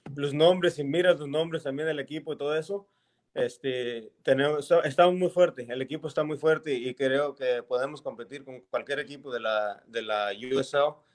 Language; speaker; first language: Spanish; native; Spanish